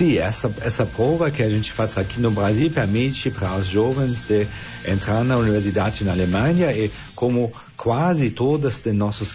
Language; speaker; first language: Portuguese; non-native, fluent; German